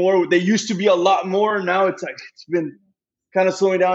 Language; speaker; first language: English; early bilingual, other home language; Spanish